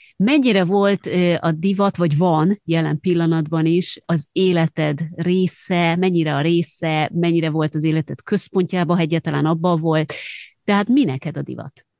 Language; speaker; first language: Hungarian; native; Hungarian